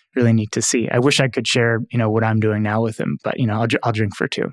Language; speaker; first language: English; native; English